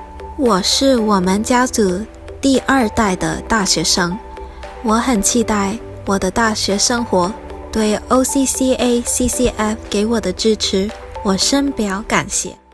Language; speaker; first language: Chinese; early bilingual, other home language; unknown